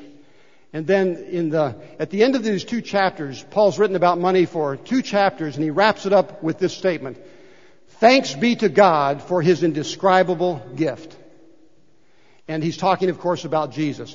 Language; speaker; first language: English; native; English